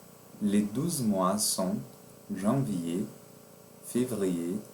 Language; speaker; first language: French; non-native, fluent; Portuguese